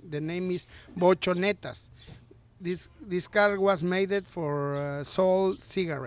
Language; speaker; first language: English; non-native, learner; Spanish